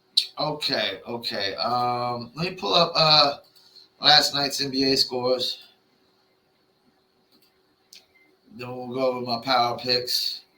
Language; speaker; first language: English; native; English